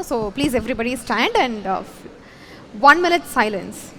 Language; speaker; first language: Tamil; native; Tamil